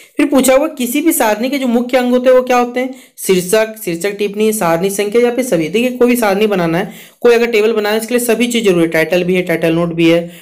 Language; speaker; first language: Hindi; native; Hindi